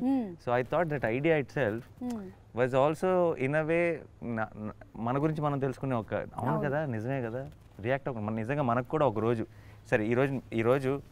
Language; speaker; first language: Telugu; native; Telugu